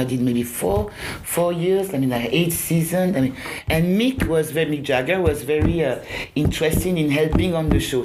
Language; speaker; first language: English; non-native, fluent; French